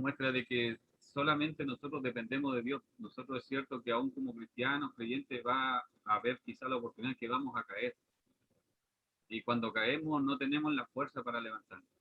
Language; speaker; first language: Spanish; native; Spanish